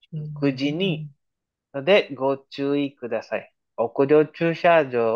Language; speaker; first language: Japanese; non-native, fluent; Filipino